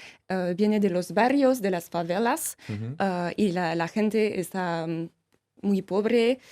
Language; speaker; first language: Spanish; non-native, fluent; French